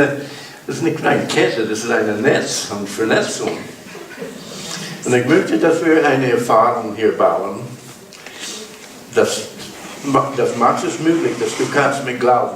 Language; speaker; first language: German; non-native, learner; English